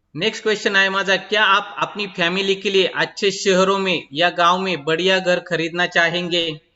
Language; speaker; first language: Hindi; non-native, local second language; Marathi